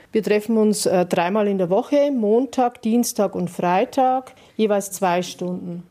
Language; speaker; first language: German; native; German